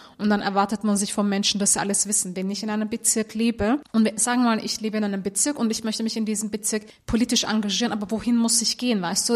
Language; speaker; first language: German; early bilingual, other home language; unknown